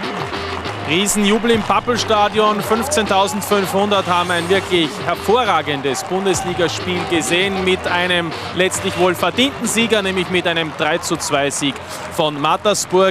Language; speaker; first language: German; native; German